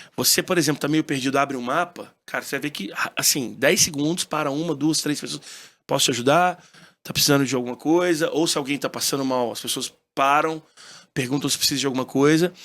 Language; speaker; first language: Portuguese; early bilingual, heritage; Portuguese